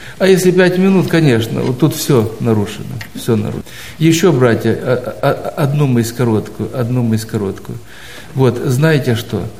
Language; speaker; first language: Russian; native; Russian